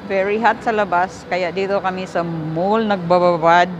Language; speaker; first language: Filipino; native; Filipino